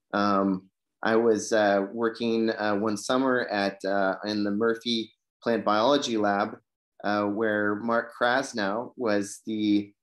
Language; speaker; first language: English; native; English